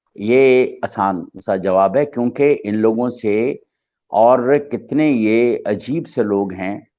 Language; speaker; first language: Urdu; non-native, local second language; Punjabi